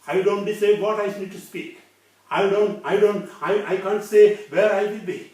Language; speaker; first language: English; non-native, local second language; Malayalam